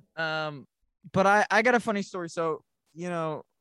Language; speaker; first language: English; native; English